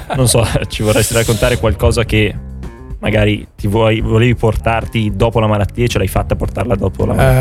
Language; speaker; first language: Italian; native; Italian